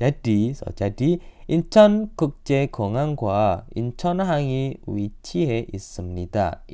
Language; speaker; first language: Korean; non-native, fluent; Indonesian